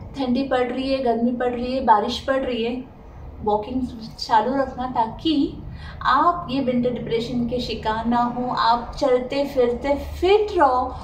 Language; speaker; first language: Hindi; native; Hindi